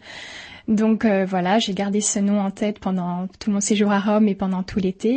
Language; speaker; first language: French; native; French